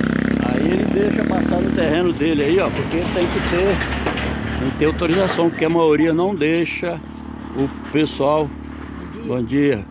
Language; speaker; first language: Portuguese; native; Portuguese